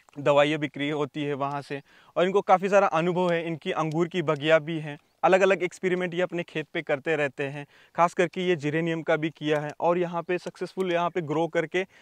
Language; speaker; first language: Hindi; native; Hindi